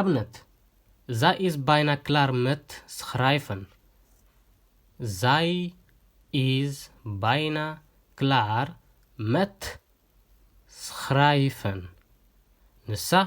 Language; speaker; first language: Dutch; non-native, fluent; Tigrinya